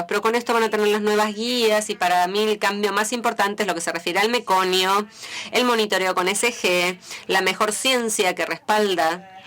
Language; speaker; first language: Spanish; native; Spanish